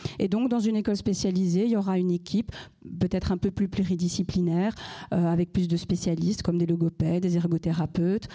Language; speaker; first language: French; native; French